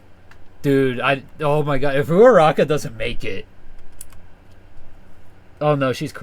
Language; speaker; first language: English; native; English